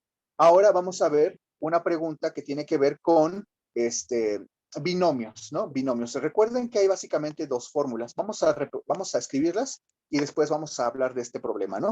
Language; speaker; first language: Spanish; native; Spanish